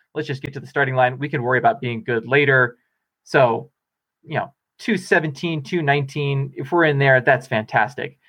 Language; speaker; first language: English; native; English